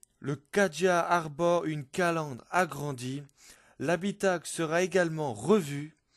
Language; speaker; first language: French; native; French